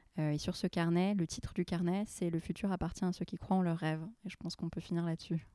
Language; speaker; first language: French; early bilingual, other home language; Arabic